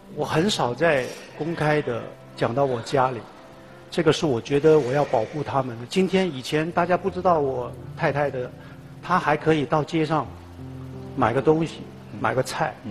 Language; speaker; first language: Chinese; non-native, fluent; Cantonese